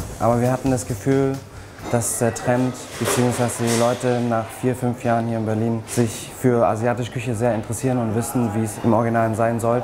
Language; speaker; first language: German; native; German